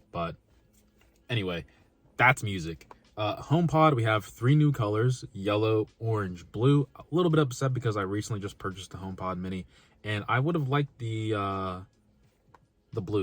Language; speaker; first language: English; native; English